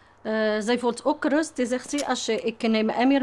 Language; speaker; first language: Dutch; non-native, learner; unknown